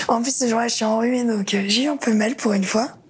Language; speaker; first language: French; native; French